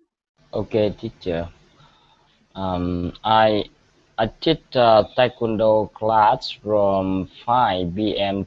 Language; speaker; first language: English; non-native, learner; Vietnamese